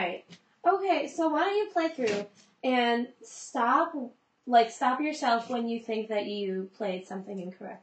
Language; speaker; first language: English; native; English